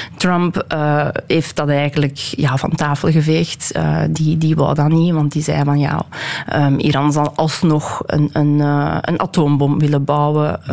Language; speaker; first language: Dutch; early bilingual, other home language; Persian